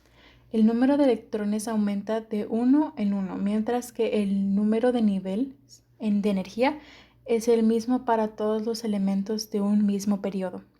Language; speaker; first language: Spanish; native; Spanish